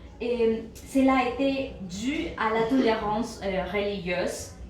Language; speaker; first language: French; non-native, learner; Spanish